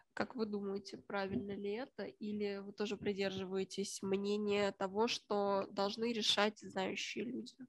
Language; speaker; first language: Russian; native; Russian